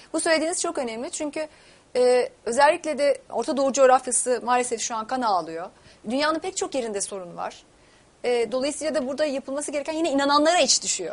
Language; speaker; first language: Turkish; native; Turkish